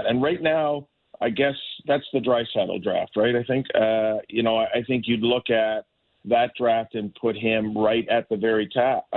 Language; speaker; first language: English; native; English